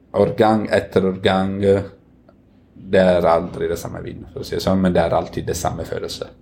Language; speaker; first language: Norwegian; non-native, fluent; Italian